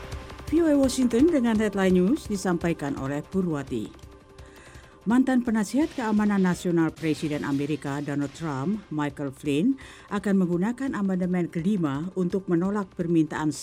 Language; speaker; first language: Indonesian; native; Indonesian